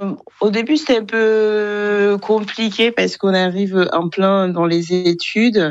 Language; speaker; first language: French; non-native, local second language; Kinyarwanda